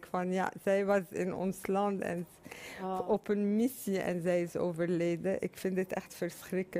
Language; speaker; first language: Dutch; non-native, fluent; Arabic